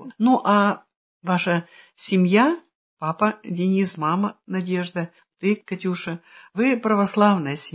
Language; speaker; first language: Russian; native; Russian